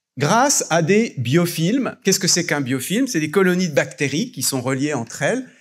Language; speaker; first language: French; native; French